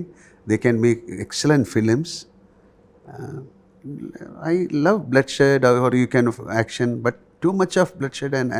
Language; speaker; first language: English; non-native, local second language; Malayalam